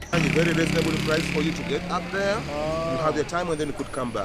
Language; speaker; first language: English; non-native, local second language; Swahili